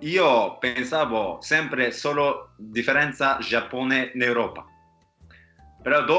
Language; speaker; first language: Italian; non-native, fluent; Japanese